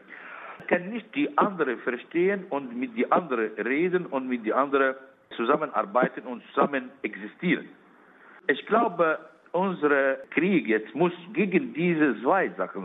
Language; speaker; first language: German; non-native, learner; Arabic